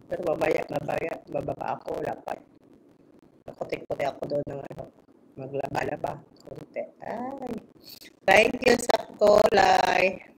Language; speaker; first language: Filipino; non-native, local second language; Hiligaynon